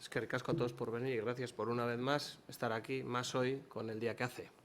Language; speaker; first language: Spanish; non-native, local second language; Basque